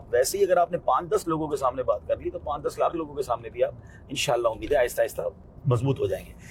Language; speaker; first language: Urdu; non-native, local second language; Memoni